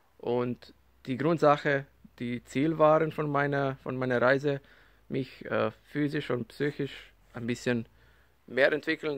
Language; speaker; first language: German; non-native, learner; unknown